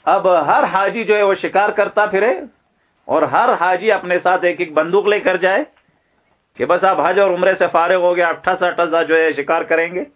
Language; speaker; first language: Urdu; non-native, local second language; Pashto